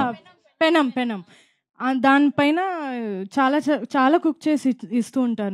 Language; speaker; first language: Telugu; non-native, fluent; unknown